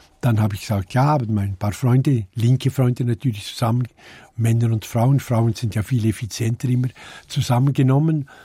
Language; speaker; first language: German; native; German